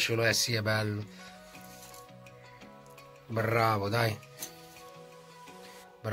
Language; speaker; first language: Italian; native; Italian